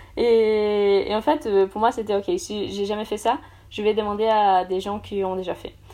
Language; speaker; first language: French; non-native, fluent; Portuguese